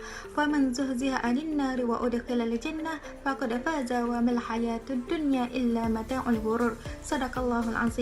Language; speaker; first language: Malay; native; Malay